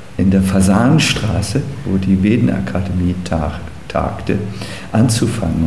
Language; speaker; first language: German; native; German